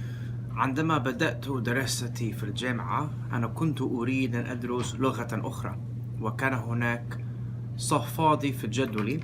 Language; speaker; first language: Arabic; non-native, fluent; English